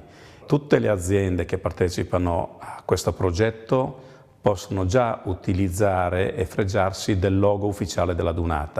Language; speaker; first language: Italian; native; Italian